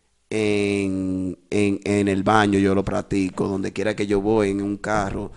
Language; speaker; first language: Spanish; early bilingual, other home language; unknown